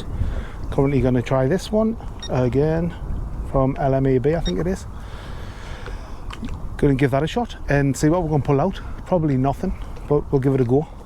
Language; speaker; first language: English; native; English